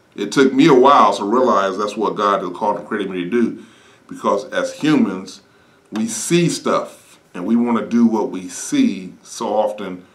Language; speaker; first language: English; native; English